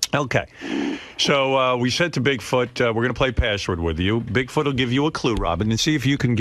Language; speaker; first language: English; native; English